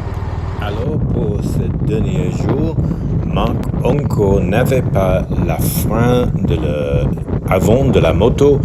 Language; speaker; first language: French; non-native, learner; English